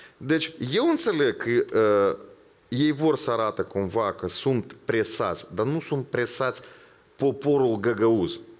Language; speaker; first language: Romanian; non-native, local second language; Ukrainian